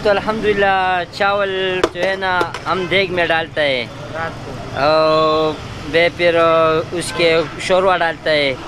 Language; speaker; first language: Hindi; non-native, local second language; Pashto